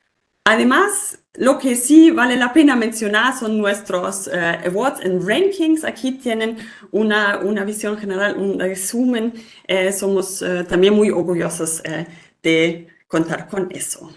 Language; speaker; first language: Spanish; non-native, fluent; German